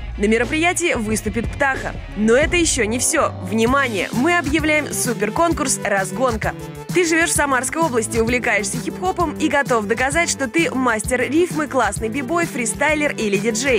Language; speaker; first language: Russian; native; Russian